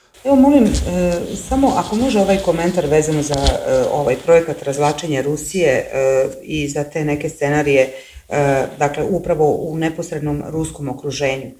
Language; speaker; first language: Serbian; native; Serbian